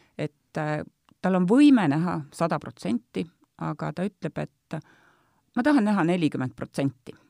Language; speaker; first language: Estonian; native; Estonian